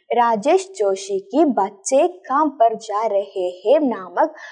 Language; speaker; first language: Hindi; non-native, local second language; Malayalam